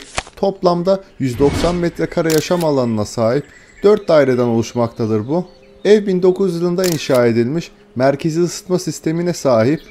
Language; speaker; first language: Turkish; native; Turkish